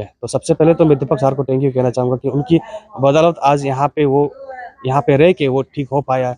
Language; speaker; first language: Hindi; non-native, local second language; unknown